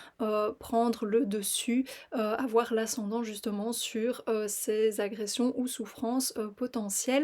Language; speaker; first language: French; native; French